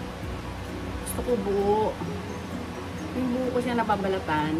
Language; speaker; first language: Filipino; native; Filipino